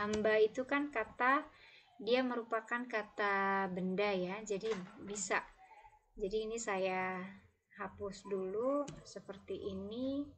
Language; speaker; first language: Indonesian; native; Indonesian